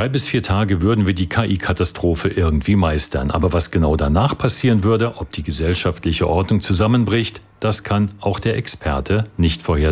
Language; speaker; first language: German; native; German